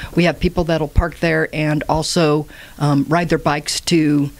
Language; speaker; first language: English; native; English